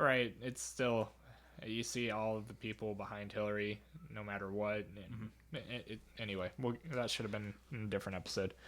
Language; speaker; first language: English; native; English